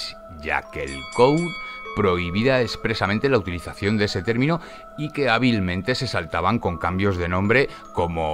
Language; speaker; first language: Spanish; native; Spanish